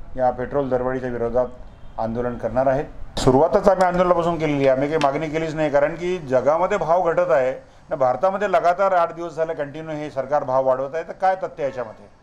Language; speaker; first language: Marathi; native; Marathi